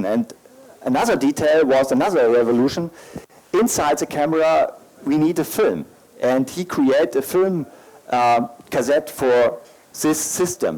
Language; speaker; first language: English; non-native, learner; German